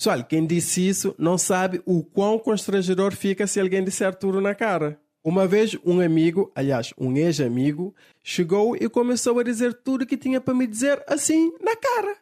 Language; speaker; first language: Portuguese; non-native, local second language; Kabuverdianu